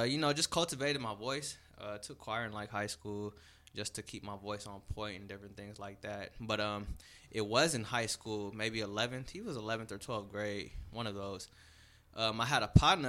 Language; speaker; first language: English; native; English